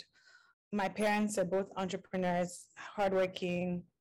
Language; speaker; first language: English; non-native, local second language; Igbo